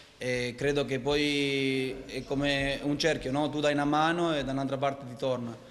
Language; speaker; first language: Italian; non-native, fluent; Spanish